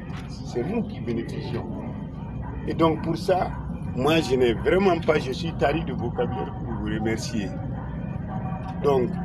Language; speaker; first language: French; non-native, local second language; Bambara